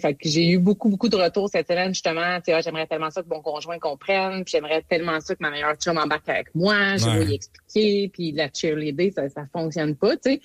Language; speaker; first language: French; native; French